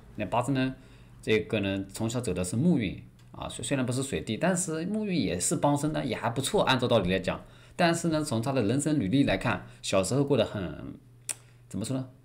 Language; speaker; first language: Chinese; native; Chinese